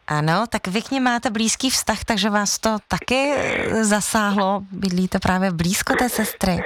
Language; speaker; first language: Czech; native; Czech